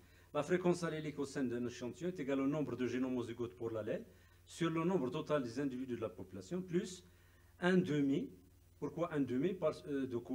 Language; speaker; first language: French; non-native, local second language; Arabic